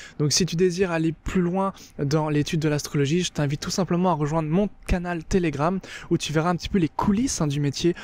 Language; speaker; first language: French; native; French